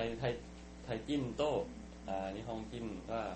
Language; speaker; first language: Japanese; non-native, learner; Thai